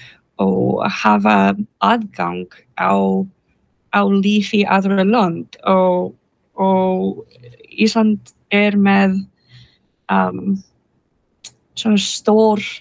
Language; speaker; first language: Icelandic; non-native, fluent; English